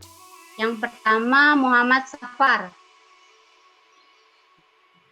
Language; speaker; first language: Indonesian; native; Indonesian